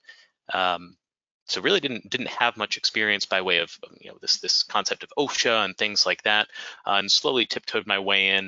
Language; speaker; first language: English; native; English